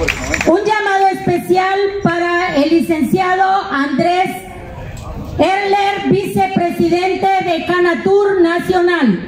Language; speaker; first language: Spanish; native; Spanish